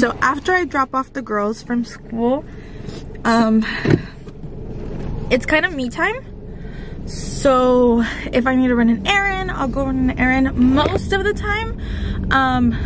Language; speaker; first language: English; early bilingual, other home language; Spanish